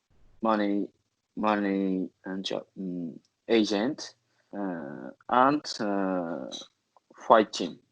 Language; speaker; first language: English; non-native, learner; Japanese